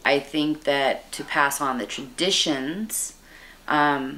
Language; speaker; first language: English; native; English